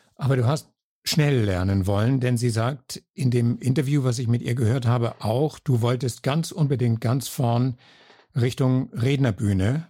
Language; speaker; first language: German; native; German